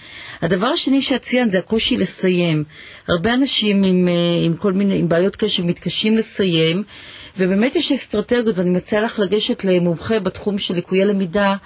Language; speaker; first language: Hebrew; native; Hebrew